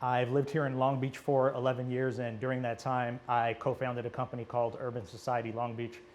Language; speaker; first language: English; native; English